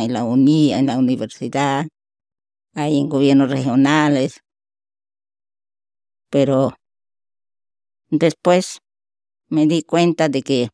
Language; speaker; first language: Spanish; non-native, local second language; Shipibo-Conibo